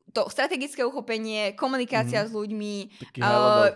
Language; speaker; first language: Slovak; native; Slovak